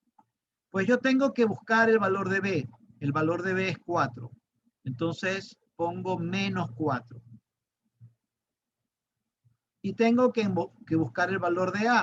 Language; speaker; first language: Spanish; native; Spanish